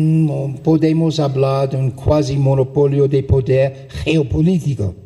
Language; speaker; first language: Spanish; non-native, fluent; English